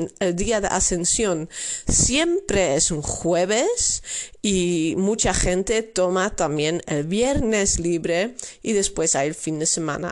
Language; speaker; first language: Spanish; non-native, learner; Dutch